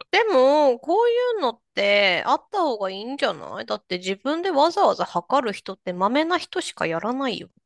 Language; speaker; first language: Japanese; native; Japanese